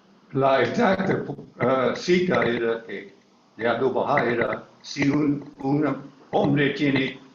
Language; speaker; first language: Spanish; non-native, learner; English